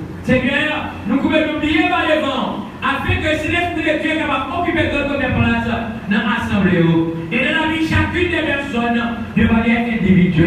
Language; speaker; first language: French; non-native, local second language; Haitian Creole